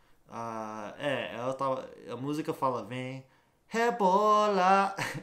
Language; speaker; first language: Portuguese; non-native, fluent; English